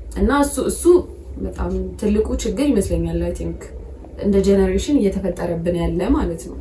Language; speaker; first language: Amharic; native; Amharic